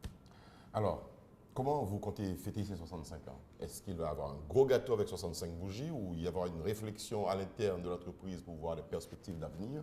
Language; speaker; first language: French; non-native, local second language; Haitian Creole